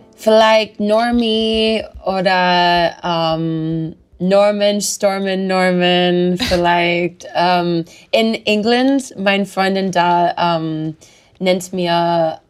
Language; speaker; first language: German; non-native, learner; English